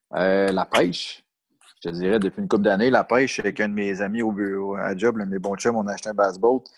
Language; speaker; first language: French; native; French